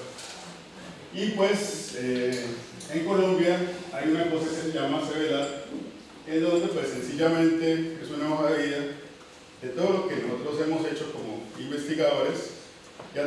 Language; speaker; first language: Spanish; native; Spanish